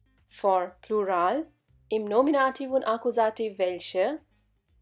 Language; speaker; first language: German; non-native, fluent; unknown